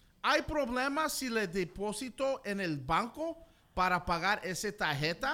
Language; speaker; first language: Spanish; early bilingual, heritage; Spanish